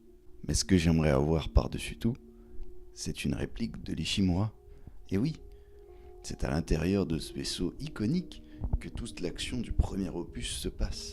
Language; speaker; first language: French; native; French